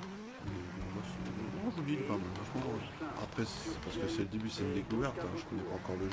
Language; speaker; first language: French; native; French